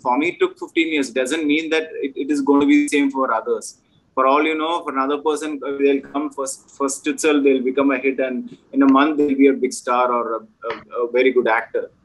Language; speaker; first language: English; non-native, local second language; Malayalam